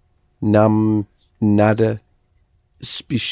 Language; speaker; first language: Russian; non-native, learner; English